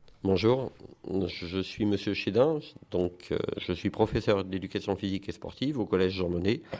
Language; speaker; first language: French; native; French